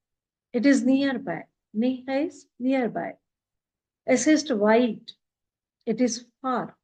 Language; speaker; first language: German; non-native, fluent; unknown